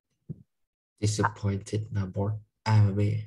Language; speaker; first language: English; non-native, learner; Vietnamese